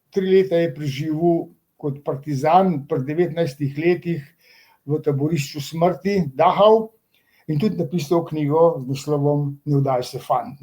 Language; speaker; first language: Slovenian; native; Slovenian